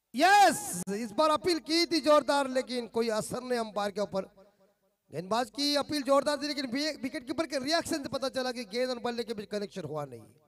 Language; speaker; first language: Hindi; non-native, local second language; Marathi